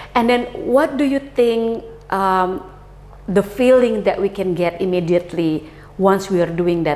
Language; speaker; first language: English; non-native, fluent; Indonesian